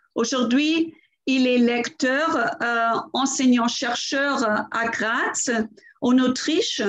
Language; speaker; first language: French; non-native, fluent; German